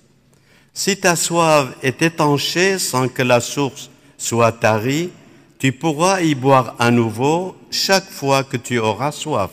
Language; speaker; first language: French; non-native, local second language; Arabic